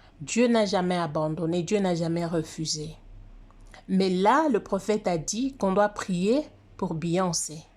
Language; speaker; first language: French; non-native, local second language; Lingala